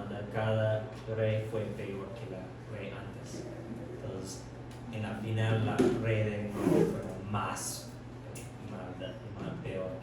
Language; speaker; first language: Spanish; non-native, learner; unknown